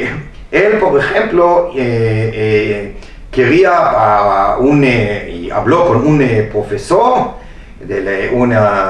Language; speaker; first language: Spanish; non-native, fluent; Hebrew